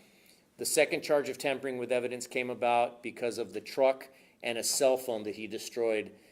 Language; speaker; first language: English; native; English